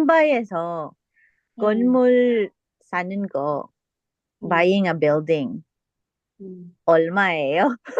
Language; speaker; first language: Korean; non-native, learner; English